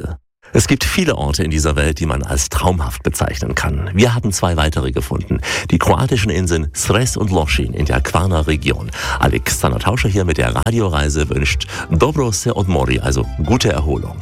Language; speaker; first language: German; native; German